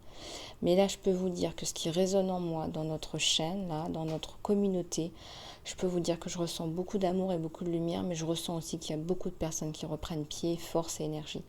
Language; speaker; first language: French; native; French